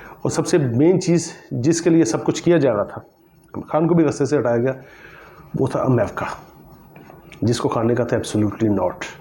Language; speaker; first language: Urdu; non-native, local second language; Punjabi